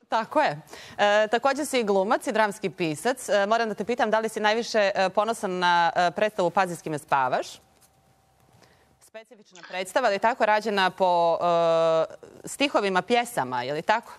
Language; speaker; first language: Serbian; native; Serbian